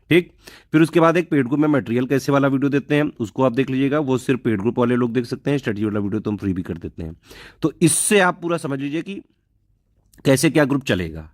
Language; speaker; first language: Hindi; native; Hindi